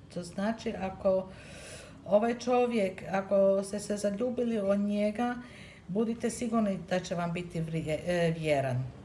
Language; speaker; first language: Serbian; early bilingual, heritage; Serbian